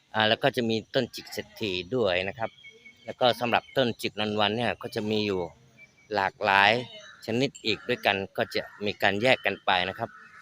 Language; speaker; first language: Thai; non-native, local second language; Malay